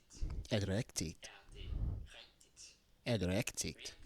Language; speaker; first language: Danish; non-native, learner; English